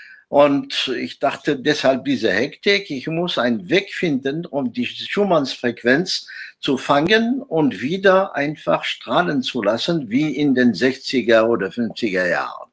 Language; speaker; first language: German; non-native, fluent; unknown